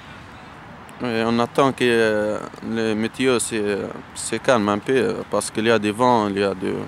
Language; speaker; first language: French; non-native, local second language; Arabic